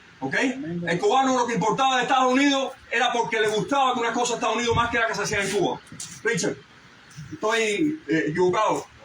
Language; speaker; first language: Spanish; early bilingual, heritage; Spanish